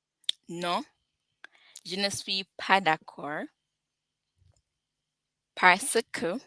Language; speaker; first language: French; non-native, learner; English